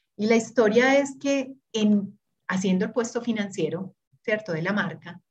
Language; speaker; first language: Spanish; native; Spanish